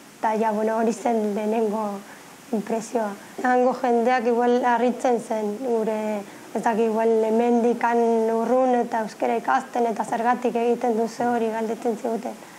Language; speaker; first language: Basque; non-native, fluent; Spanish